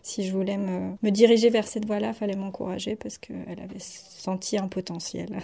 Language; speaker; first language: French; native; French